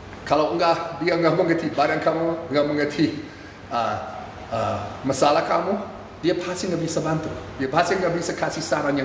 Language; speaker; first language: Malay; non-native, fluent; English